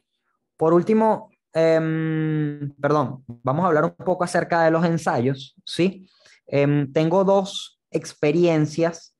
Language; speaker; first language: Spanish; native; Spanish